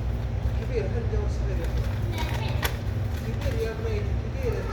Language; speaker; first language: Arabic; native; Arabic